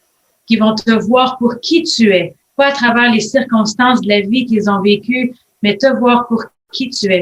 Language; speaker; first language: French; native; French